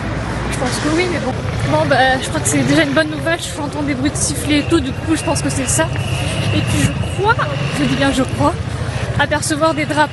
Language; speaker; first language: French; native; French